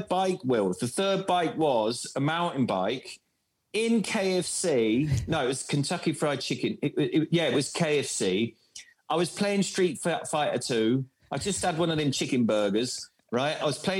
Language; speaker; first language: English; native; English